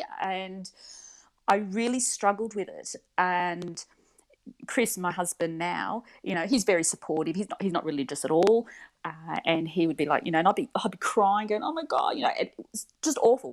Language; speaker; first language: English; native; English